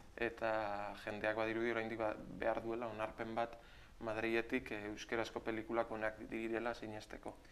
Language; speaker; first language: Basque; native; Basque